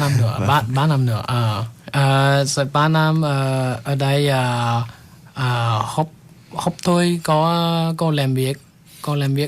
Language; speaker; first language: Vietnamese; non-native, learner; English